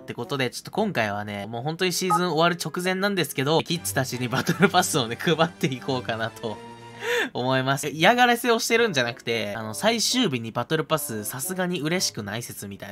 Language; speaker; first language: Japanese; native; Japanese